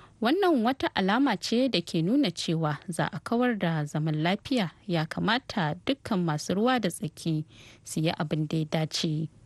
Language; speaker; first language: Hausa; native; Hausa